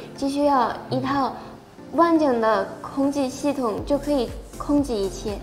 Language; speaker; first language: Chinese; non-native, fluent; Spanish